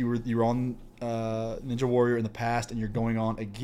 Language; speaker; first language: English; native; English